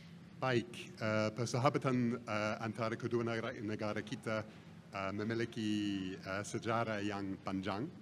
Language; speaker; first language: Indonesian; non-native, fluent; English